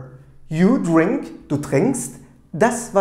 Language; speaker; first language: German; non-native, fluent; Turkish